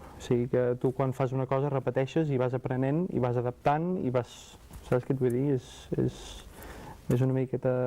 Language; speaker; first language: Catalan; non-native, fluent; English